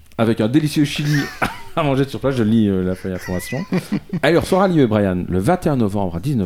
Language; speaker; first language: French; native; French